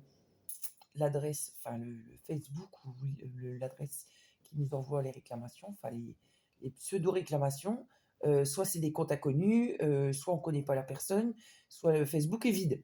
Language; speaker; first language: French; native; French